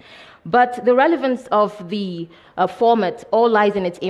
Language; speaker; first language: English; non-native, local second language; Igbo